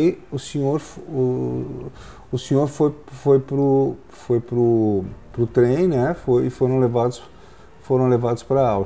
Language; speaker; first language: Portuguese; native; Portuguese